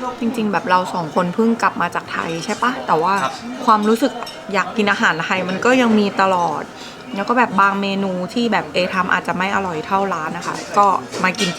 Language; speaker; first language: Thai; native; Thai